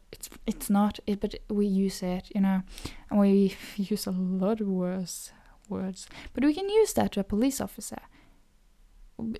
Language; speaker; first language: English; non-native, fluent; Norwegian